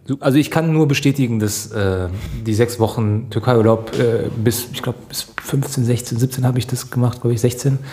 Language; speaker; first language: German; early bilingual, other home language; Turkish